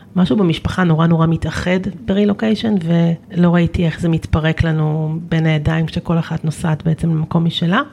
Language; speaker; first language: Hebrew; native; Hebrew